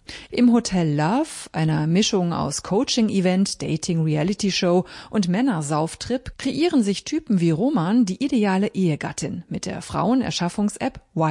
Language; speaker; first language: German; native; German